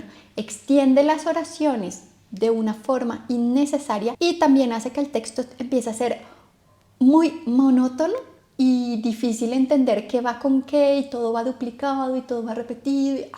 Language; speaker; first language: Spanish; native; Spanish